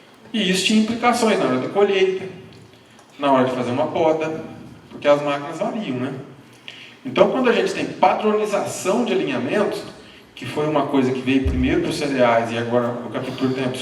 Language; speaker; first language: Portuguese; native; Portuguese